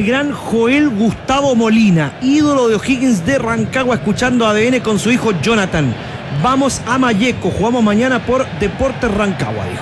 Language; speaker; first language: Spanish; native; Spanish